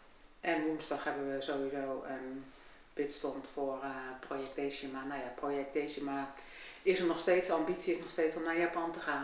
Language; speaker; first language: Dutch; native; Dutch